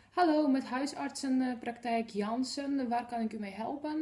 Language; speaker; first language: Dutch; non-native, fluent; Polish